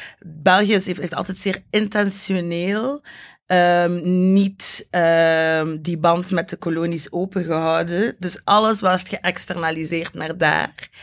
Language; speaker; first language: Dutch; native; Dutch